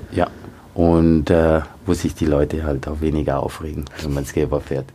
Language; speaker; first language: German; early bilingual, other home language; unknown